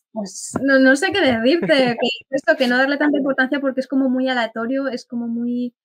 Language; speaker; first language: Spanish; native; Spanish